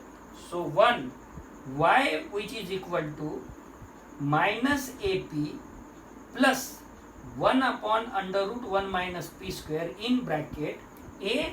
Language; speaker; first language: English; non-native, local second language; Marathi